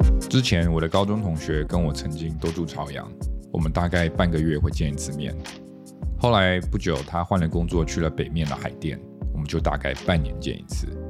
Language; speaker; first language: Chinese; early bilingual, heritage; Chinese